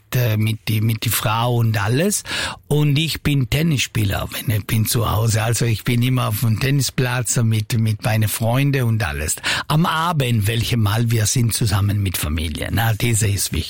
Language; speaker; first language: German; non-native, learner; Italian